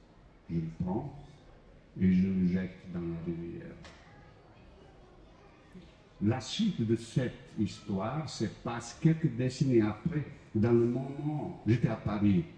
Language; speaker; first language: French; non-native, fluent; Croatian